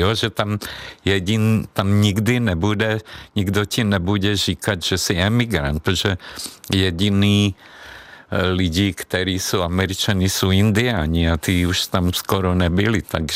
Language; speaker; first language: Czech; non-native, fluent; Hungarian